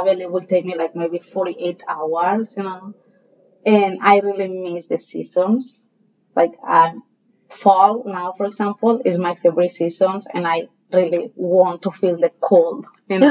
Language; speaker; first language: English; non-native, fluent; Spanish